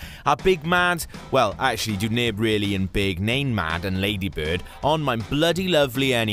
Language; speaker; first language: Welsh; native; Welsh